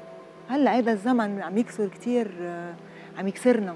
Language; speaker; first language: Arabic; native; Arabic